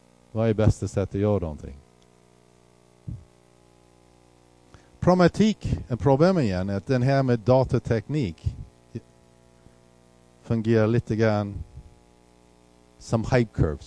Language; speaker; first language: Swedish; non-native, fluent; English